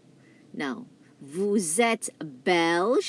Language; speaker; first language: French; non-native, fluent; Malay